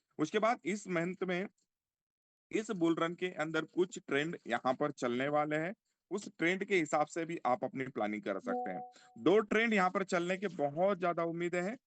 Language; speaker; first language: Hindi; non-native, local second language; Marathi